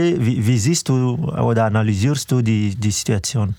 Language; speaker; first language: German; non-native, fluent; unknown